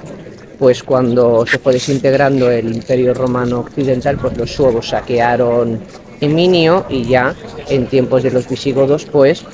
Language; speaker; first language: Spanish; native; Spanish